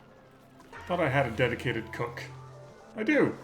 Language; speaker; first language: English; native; English